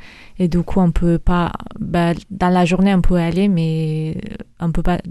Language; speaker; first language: French; early bilingual, other home language; Mongolian